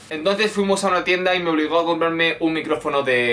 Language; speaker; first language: Spanish; native; Spanish